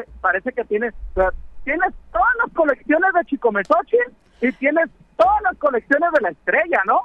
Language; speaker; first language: Spanish; non-native, local second language; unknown